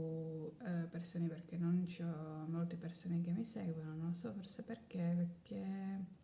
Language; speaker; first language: Italian; non-native, learner; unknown